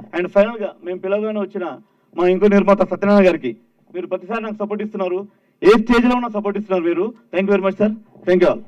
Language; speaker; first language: Telugu; native; Telugu